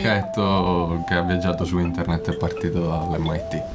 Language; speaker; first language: Italian; native; Italian